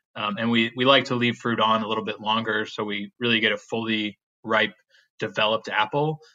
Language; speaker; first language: English; native; English